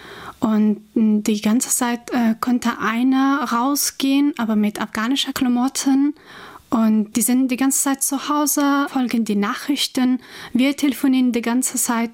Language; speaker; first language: German; non-native, fluent; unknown